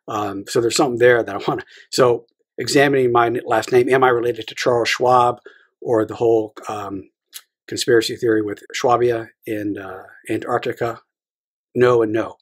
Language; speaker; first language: English; native; English